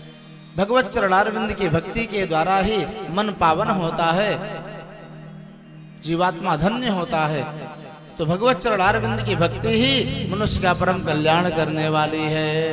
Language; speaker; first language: Hindi; native; Hindi